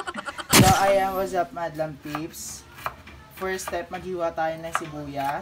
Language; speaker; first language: Filipino; native; Filipino